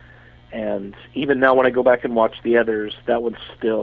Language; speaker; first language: English; native; English